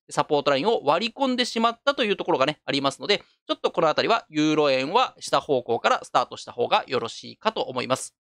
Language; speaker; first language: Japanese; native; Japanese